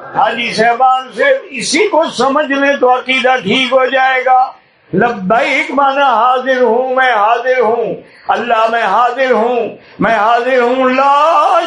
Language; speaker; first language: Urdu; non-native, local second language; Saraiki